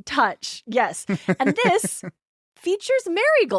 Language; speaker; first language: English; native; English